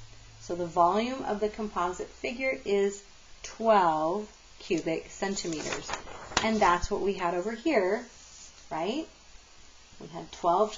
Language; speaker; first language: English; native; English